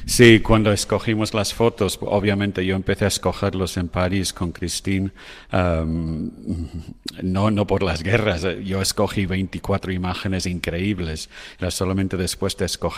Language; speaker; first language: Spanish; non-native, fluent; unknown